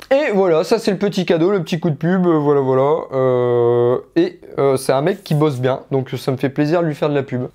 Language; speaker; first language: French; native; French